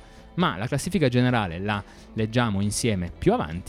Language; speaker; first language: Italian; native; Italian